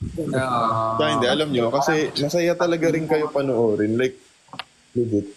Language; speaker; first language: Filipino; native; Filipino